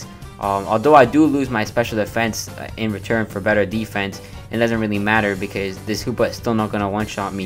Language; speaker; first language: English; native; English